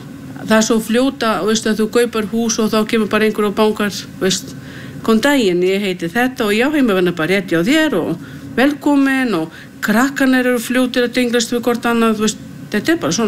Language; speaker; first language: Icelandic; non-native, fluent; Portuguese